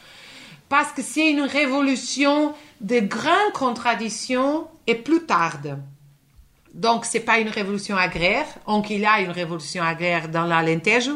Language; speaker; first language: French; non-native, fluent; Portuguese